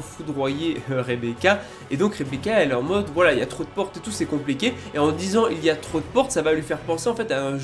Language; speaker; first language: French; native; French